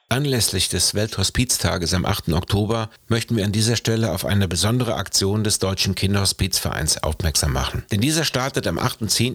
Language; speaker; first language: German; native; German